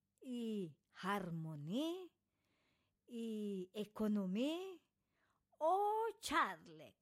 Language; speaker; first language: Swedish; non-native, fluent; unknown